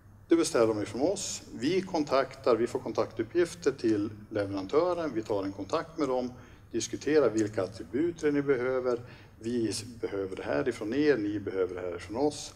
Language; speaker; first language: Swedish; native; Swedish